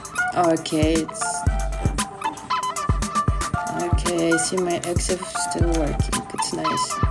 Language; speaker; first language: English; non-native, learner; Russian